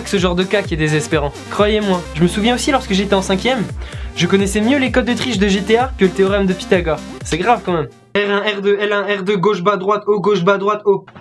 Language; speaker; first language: French; native; French